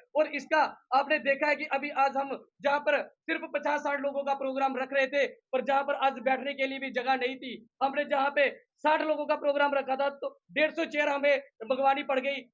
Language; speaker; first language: Hindi; non-native, local second language; Dogri